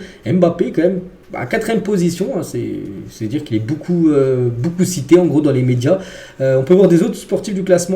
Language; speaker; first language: French; native; French